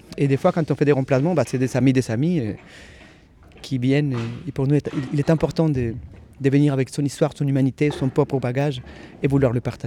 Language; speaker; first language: French; native; French